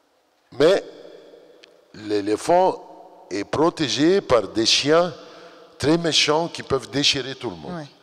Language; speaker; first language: French; non-native, fluent; Arabic